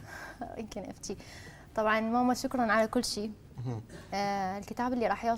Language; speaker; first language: Arabic; native; Arabic